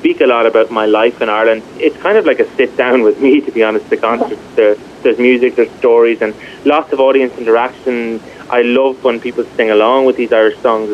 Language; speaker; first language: English; native; English